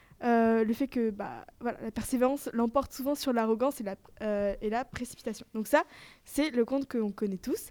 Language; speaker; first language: French; native; French